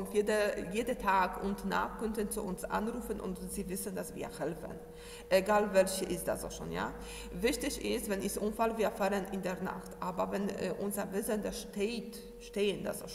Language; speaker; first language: German; non-native, learner; Polish